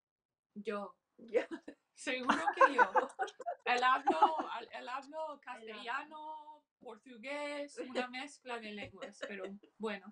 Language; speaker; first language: Spanish; early bilingual, heritage; English